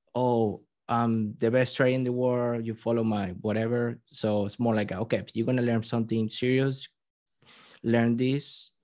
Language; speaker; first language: English; non-native, fluent; Spanish